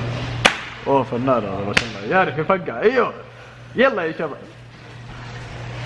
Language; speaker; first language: Arabic; native; Arabic